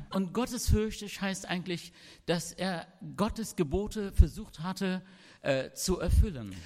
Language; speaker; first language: German; non-native, fluent; Arabic